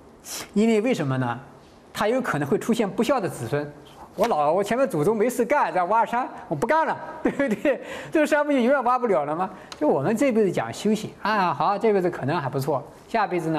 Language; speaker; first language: Chinese; native; Chinese